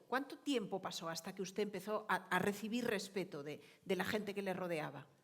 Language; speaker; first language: Spanish; native; Spanish